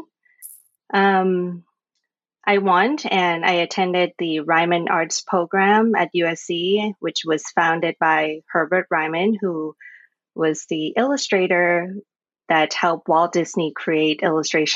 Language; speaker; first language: English; non-native, fluent; Thai